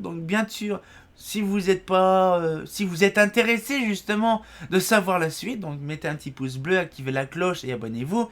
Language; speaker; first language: French; native; French